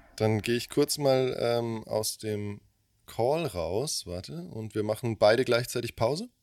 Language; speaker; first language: German; early bilingual, other home language; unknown